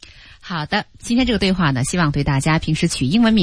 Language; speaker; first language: Chinese; native; Chinese